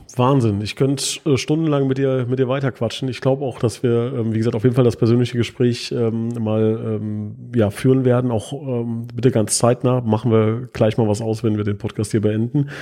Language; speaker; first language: German; non-native, fluent; Arabic